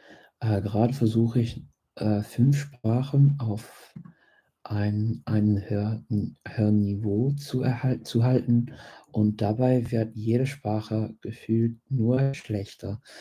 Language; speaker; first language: German; non-native, fluent; English